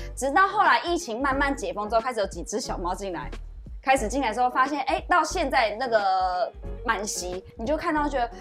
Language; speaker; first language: Chinese; native; Chinese